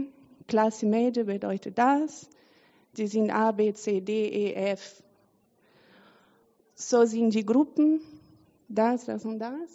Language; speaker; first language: German; non-native, fluent; Portuguese